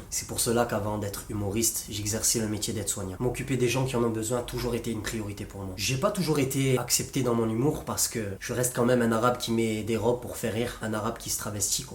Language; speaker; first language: French; native; French